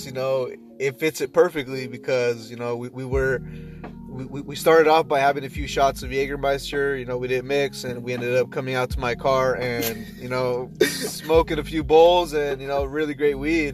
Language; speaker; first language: English; non-native, fluent; Spanish